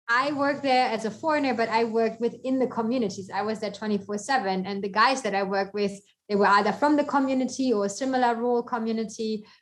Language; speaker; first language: English; non-native, fluent; German